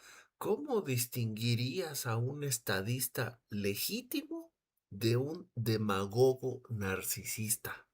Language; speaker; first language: Spanish; native; Spanish